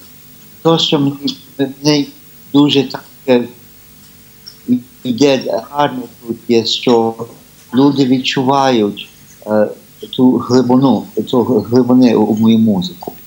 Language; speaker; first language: Ukrainian; early bilingual, heritage; Ukrainian